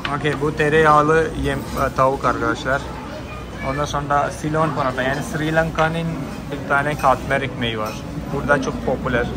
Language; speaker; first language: Turkish; non-native, fluent; Malayalam